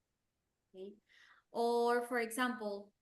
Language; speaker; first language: English; non-native, fluent; Spanish